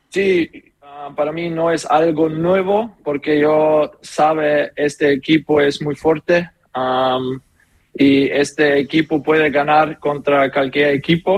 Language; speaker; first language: Spanish; non-native, learner; German